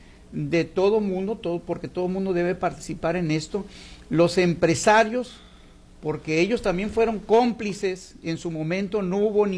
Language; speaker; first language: Spanish; native; Spanish